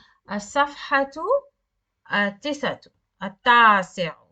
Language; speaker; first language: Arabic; non-native, fluent; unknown